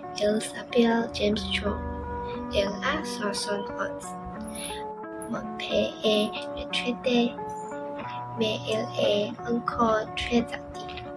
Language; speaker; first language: French; non-native, learner; Chinese